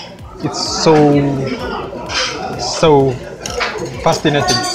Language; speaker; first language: English; non-native, fluent; Indonesian